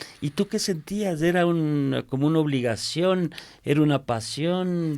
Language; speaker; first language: Spanish; native; Spanish